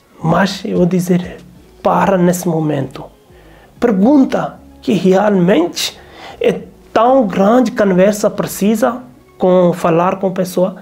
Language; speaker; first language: Portuguese; non-native, learner; Hindi